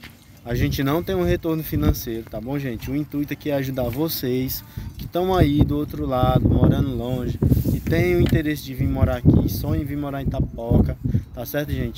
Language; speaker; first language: Portuguese; native; Portuguese